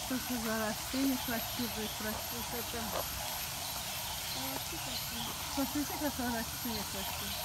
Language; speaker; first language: Russian; non-native, fluent; Azerbaijani